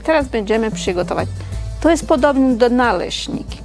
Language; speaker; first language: Polish; non-native, learner; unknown